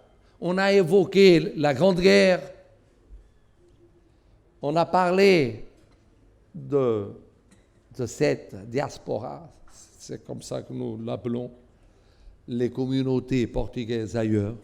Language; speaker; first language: French; non-native, fluent; Portuguese